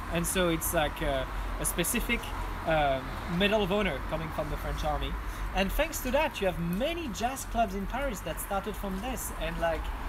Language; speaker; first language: English; non-native, fluent; French